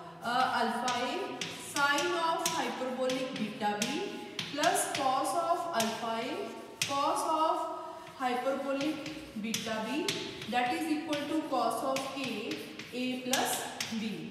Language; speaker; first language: English; non-native, local second language; Hindi